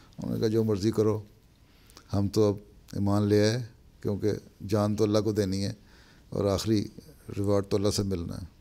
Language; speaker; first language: Urdu; native; Urdu